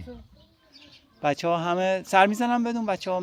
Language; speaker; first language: Persian; native; Persian